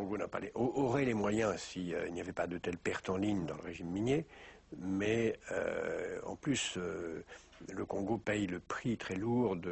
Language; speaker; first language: French; native; French